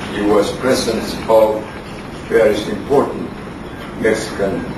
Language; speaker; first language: English; non-native, fluent; Korean